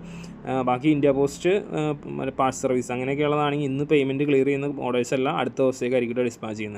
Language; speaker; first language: Malayalam; native; Malayalam